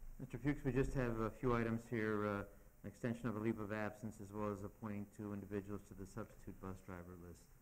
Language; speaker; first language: English; native; English